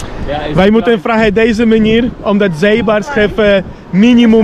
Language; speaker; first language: Dutch; non-native, learner; Polish